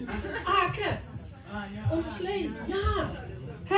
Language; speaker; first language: Norwegian; non-native, fluent; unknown